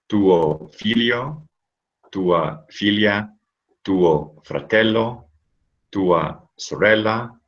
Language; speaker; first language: Italian; non-native, learner; English